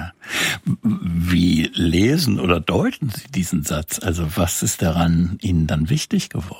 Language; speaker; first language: German; native; German